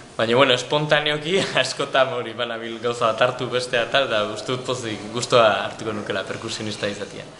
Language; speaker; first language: Basque; native; Basque